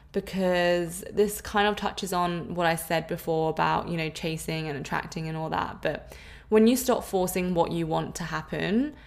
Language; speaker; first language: English; native; English